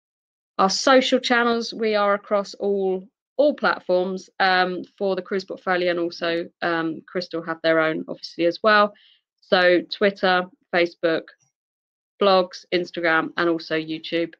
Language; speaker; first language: English; native; English